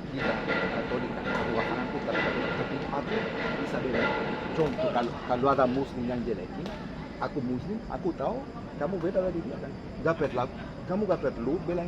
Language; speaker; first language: Indonesian; non-native, fluent; Spanish